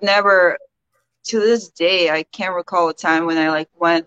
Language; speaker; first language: English; early bilingual, other home language; Ukrainian